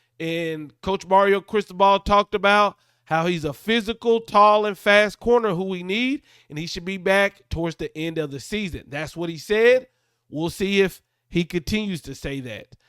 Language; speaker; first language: English; native; English